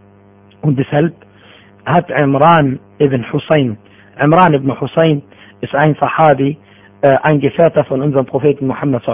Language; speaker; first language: German; non-native, fluent; Arabic